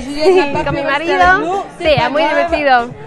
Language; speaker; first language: Spanish; non-native, fluent; English